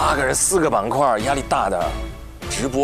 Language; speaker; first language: Chinese; native; Chinese